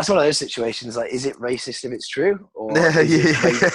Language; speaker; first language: English; native; English